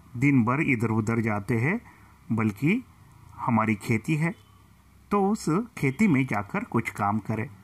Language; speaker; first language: Hindi; non-native, local second language; Marathi